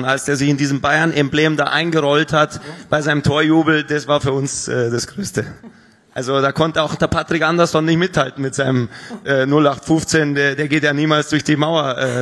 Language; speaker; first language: German; native; German